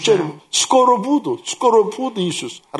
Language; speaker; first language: Russian; non-native, learner; Korean